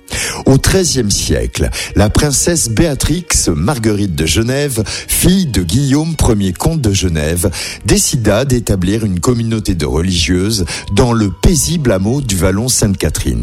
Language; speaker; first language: French; native; French